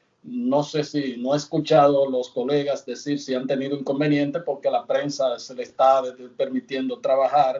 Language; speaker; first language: Spanish; native; Spanish